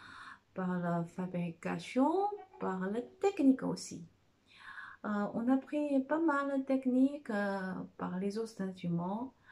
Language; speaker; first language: French; non-native, fluent; Chinese